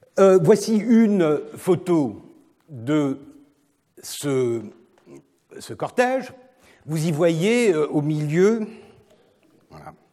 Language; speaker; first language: French; non-native, fluent; Turkish